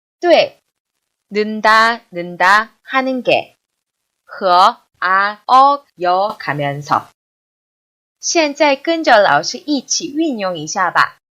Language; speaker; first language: Korean; non-native, fluent; Chinese